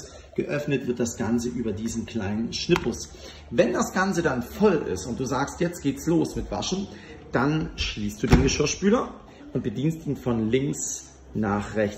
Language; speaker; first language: German; native; German